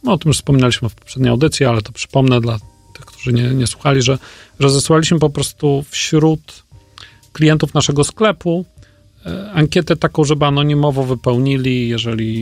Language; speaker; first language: Polish; native; Polish